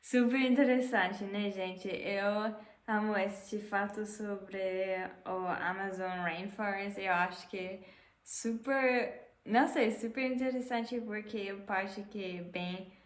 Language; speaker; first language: Portuguese; non-native, fluent; German